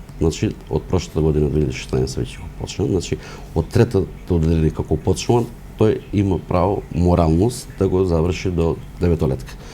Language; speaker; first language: Macedonian; non-native, local second language; Romany